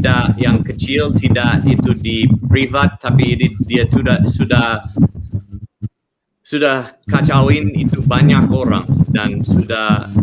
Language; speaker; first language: Indonesian; non-native, learner; English